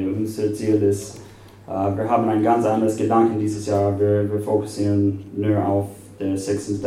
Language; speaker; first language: German; non-native, fluent; English